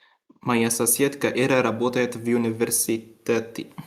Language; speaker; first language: Russian; non-native, learner; English